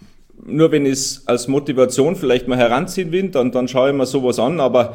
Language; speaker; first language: German; native; German